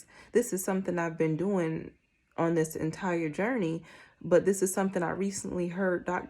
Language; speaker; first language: English; native; English